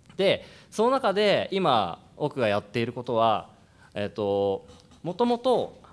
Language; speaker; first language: Japanese; native; Japanese